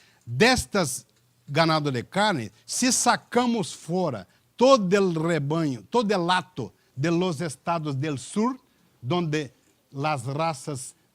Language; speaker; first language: Spanish; non-native, learner; Portuguese